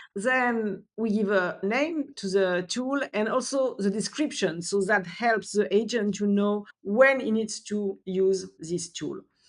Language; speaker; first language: English; non-native, fluent; French